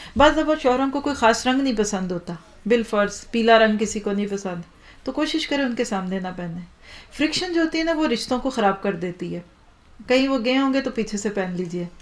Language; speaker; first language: Urdu; native; Urdu